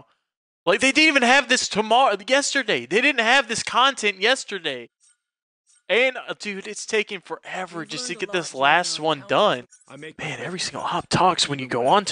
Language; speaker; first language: English; native; English